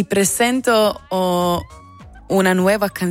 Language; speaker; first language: Spanish; non-native, learner; Slovenian